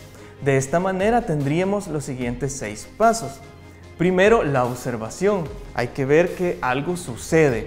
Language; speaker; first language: Spanish; native; Spanish